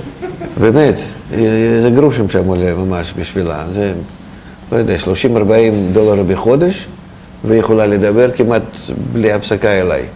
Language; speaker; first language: Hebrew; non-native, fluent; Russian